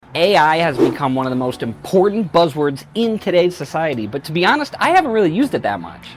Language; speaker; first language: English; native; English